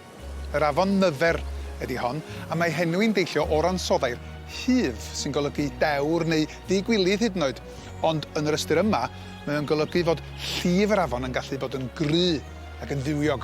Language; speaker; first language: Welsh; native; Welsh